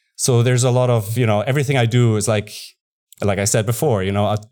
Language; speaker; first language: English; non-native, fluent; German